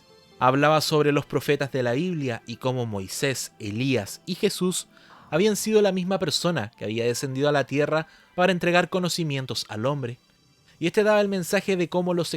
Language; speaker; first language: Spanish; native; Spanish